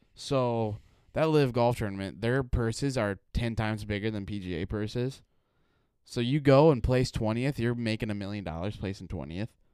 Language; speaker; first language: English; native; English